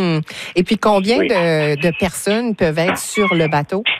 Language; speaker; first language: French; native; French